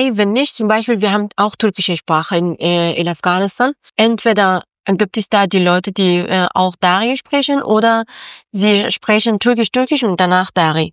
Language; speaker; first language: German; non-native, learner; Persian